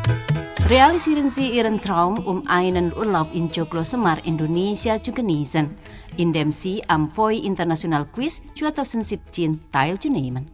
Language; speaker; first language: German; non-native, fluent; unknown